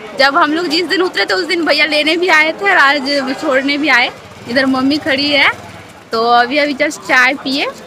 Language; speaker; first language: Hindi; non-native, local second language; Bangla